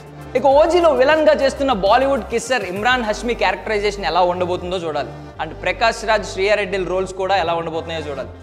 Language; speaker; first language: Telugu; native; Telugu